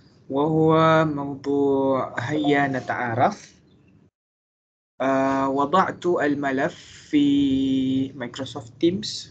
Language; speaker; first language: Arabic; non-native, fluent; Malay